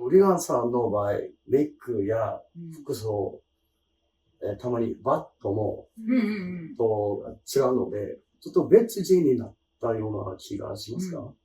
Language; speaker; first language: Japanese; non-native, learner; English